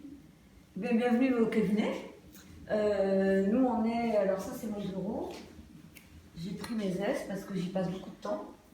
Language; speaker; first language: French; native; French